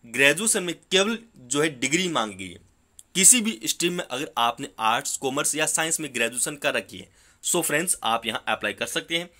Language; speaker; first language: Hindi; native; Hindi